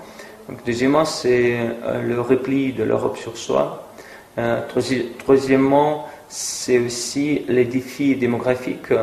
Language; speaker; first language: French; non-native, fluent; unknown